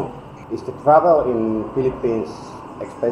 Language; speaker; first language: English; non-native, learner; Finnish